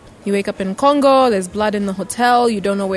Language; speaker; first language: English; non-native, local second language; Bemba